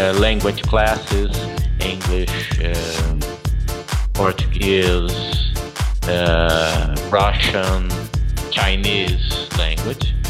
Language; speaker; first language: English; non-native, learner; Portuguese